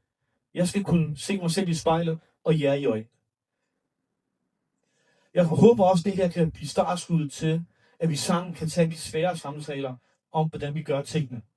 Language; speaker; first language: Danish; early bilingual, other home language; Urdu